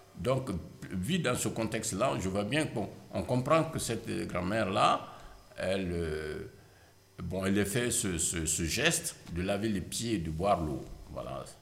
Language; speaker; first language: French; non-native, local second language; Mandingo